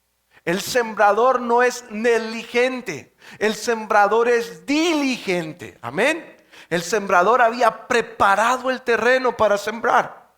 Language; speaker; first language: Spanish; native; Spanish